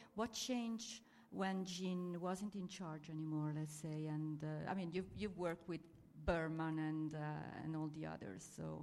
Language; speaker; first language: English; non-native, fluent; Italian